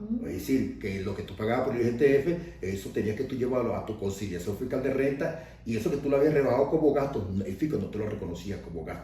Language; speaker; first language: Spanish; native; Spanish